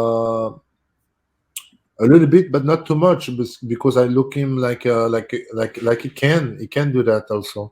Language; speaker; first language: English; non-native, fluent; French